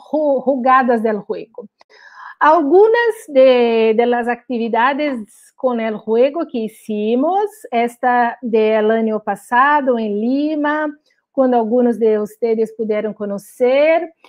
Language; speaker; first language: Spanish; non-native, learner; Portuguese